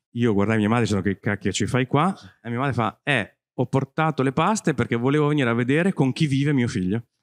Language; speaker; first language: Italian; native; Italian